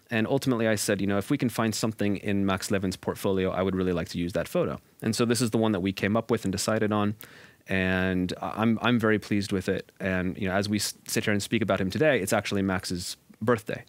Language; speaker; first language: English; native; English